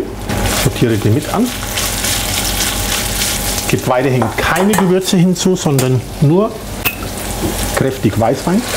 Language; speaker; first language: German; native; German